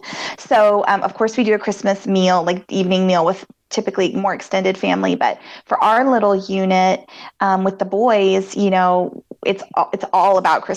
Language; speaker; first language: English; native; English